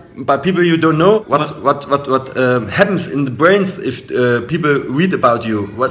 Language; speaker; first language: English; non-native, learner; German